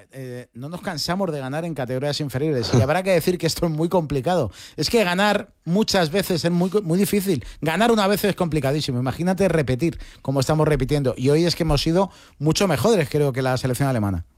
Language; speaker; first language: Spanish; native; Spanish